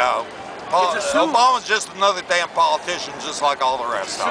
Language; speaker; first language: English; native; English